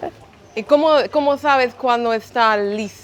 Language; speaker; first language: Spanish; non-native, learner; English